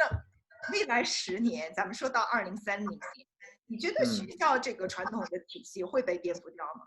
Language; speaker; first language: Chinese; native; Chinese